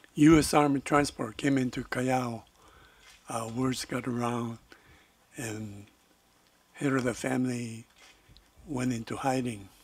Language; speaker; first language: English; non-native, fluent; Spanish